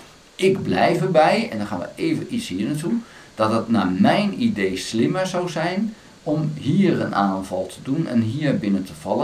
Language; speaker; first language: Dutch; native; Dutch